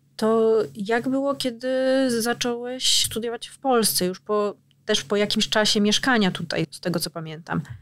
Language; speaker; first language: Polish; native; Polish